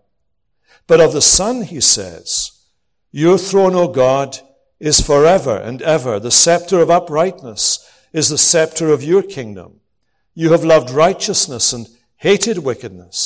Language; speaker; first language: English; native; English